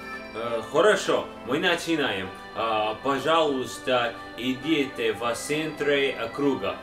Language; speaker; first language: Russian; non-native, learner; English